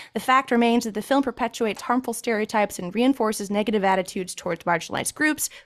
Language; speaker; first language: English; native; English